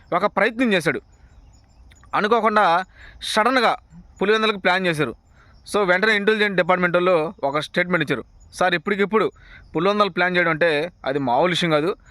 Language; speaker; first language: Telugu; native; Telugu